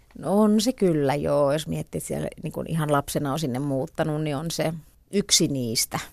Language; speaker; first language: Finnish; native; Finnish